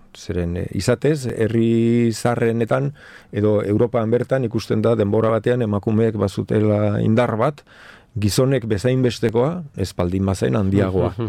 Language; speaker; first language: Basque; non-native, local second language; Spanish